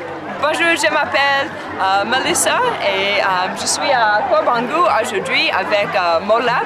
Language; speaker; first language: French; non-native, learner; English